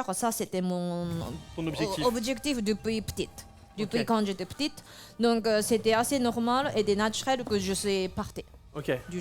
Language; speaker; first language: French; non-native, fluent; Japanese